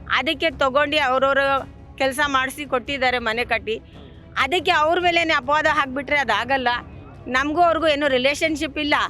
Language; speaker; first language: Kannada; non-native, local second language; Urdu